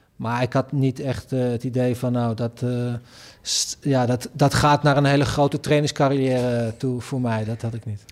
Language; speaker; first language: Dutch; native; Dutch